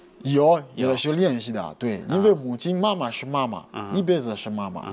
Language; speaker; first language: Chinese; non-native, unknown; French